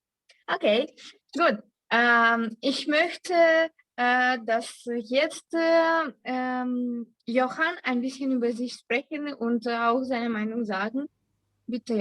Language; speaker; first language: German; non-native, learner; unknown